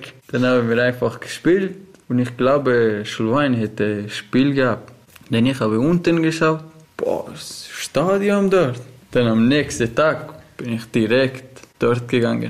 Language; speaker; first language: German; non-native, learner; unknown